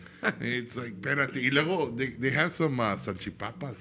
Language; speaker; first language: English; early bilingual, other home language; Spanish